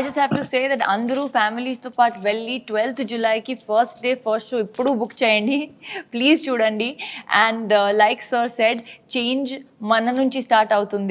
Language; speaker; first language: Telugu; non-native, fluent; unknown